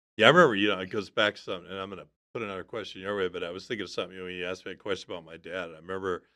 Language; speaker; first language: English; native; English